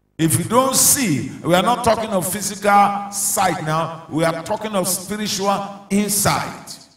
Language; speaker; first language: English; non-native, local second language; Yoruba